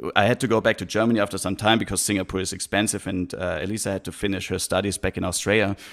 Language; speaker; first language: English; non-native, fluent; German